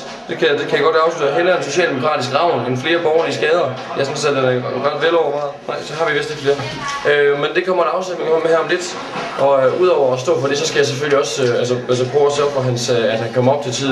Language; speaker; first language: Danish; native; Danish